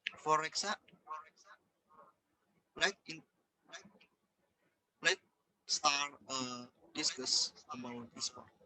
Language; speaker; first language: English; non-native, learner; Indonesian